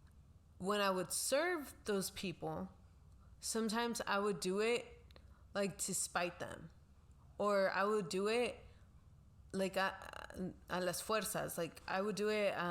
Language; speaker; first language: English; non-native, local second language; Spanish